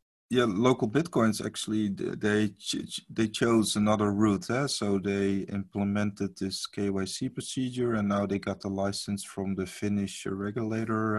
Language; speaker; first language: English; non-native, fluent; Dutch